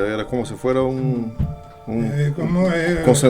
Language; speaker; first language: Spanish; non-native, learner; Portuguese